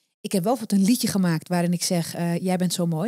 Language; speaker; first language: Dutch; native; Dutch